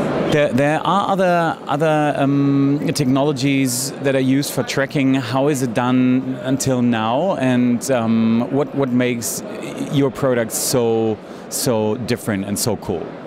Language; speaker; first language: English; non-native, fluent; German